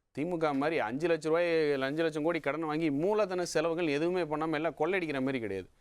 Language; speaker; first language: Tamil; native; Tamil